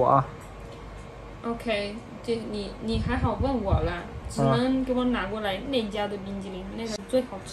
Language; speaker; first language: Chinese; non-native, fluent; Italian